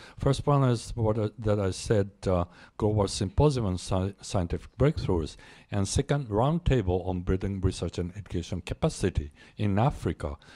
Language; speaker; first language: English; non-native, fluent; Japanese